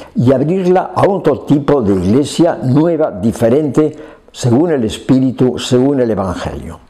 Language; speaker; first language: Spanish; native; Spanish